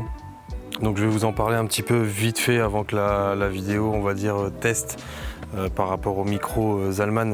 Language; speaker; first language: French; native; French